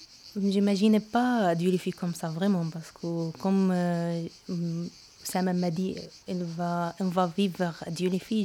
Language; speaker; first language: French; non-native, learner; Arabic